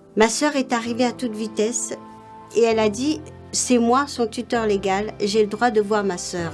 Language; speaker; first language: French; non-native, local second language; Morisyen